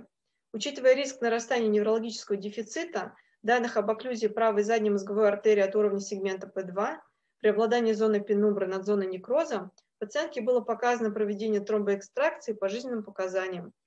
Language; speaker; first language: Russian; native; Russian